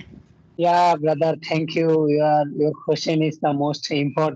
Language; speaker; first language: English; non-native, learner; Bangla